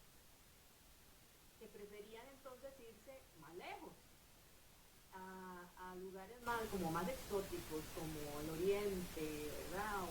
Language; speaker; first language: Spanish; native; Spanish